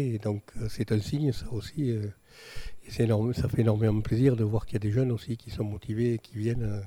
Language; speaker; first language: French; native; French